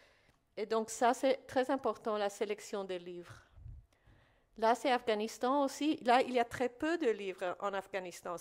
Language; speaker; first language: French; non-native, fluent; Spanish